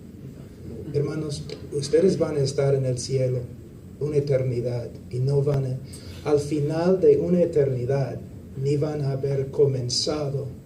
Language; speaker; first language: Spanish; non-native, fluent; English